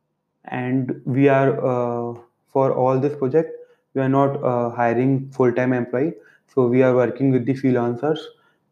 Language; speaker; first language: English; non-native, local second language; Hindi